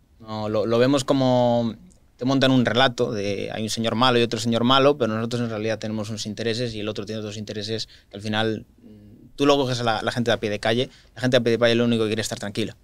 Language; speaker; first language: Spanish; native; Spanish